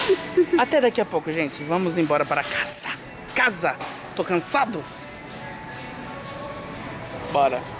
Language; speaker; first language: Portuguese; native; Portuguese